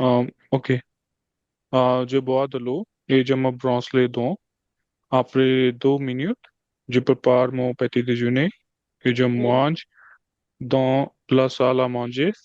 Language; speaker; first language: French; non-native, learner; Punjabi